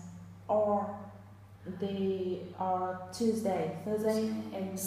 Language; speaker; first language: English; non-native, fluent; Vietnamese